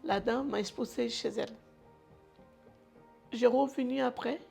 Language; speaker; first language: French; non-native, learner; Portuguese